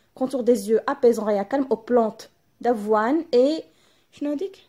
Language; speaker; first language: French; non-native, local second language; Arabic